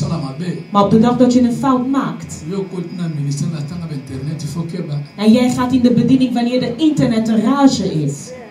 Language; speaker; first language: Dutch; non-native, fluent; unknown